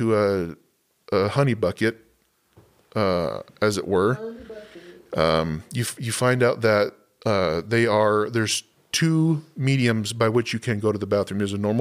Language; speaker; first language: English; native; English